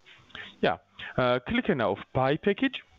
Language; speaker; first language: German; non-native, learner; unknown